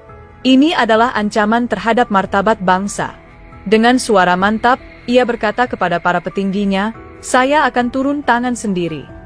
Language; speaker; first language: Indonesian; native; Indonesian